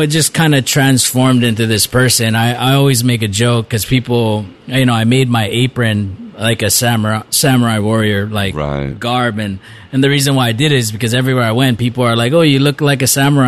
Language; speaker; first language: English; native; English